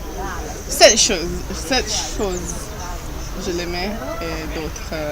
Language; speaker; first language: French; non-native, learner; Italian